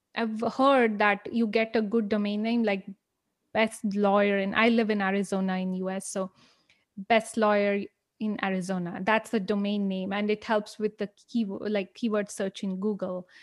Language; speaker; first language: English; non-native, local second language; Kannada